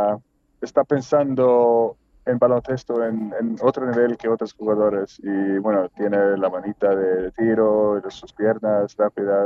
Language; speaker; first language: Spanish; non-native, fluent; Swedish